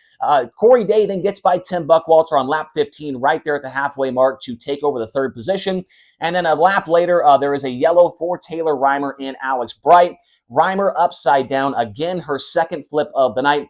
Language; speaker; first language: English; native; English